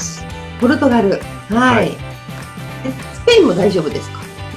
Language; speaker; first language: Japanese; native; Japanese